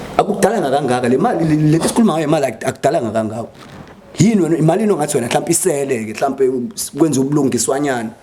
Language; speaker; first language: Zulu; non-native, local second language; Xhosa